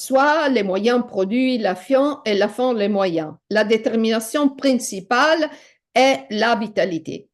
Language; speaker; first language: French; non-native, fluent; Italian